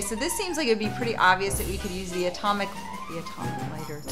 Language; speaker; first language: English; native; English